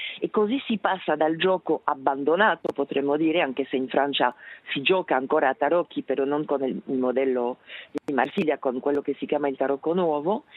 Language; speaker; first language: Italian; non-native, fluent; French